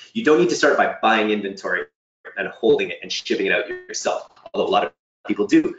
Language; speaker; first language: English; native; English